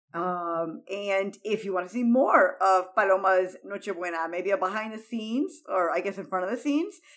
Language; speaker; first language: English; early bilingual, heritage; Spanish